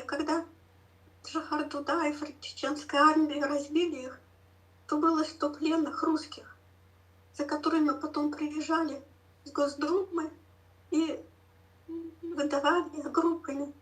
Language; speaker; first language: Russian; native; Russian